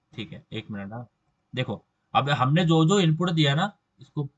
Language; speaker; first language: Hindi; non-native, local second language; Marathi